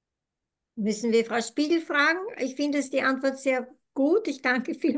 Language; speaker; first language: German; non-native, fluent; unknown